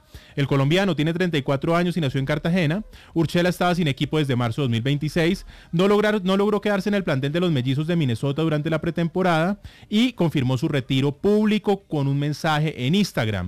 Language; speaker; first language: Spanish; native; Spanish